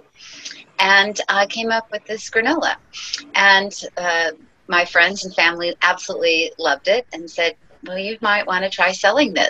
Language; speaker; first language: English; native; English